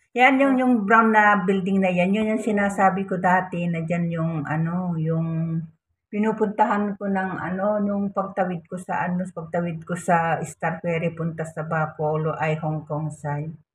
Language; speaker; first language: Filipino; non-native, local second language; Iloko